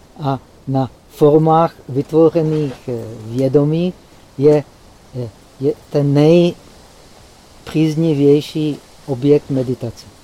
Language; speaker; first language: Czech; native; Czech